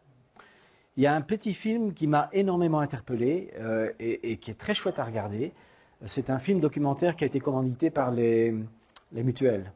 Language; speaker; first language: French; native; French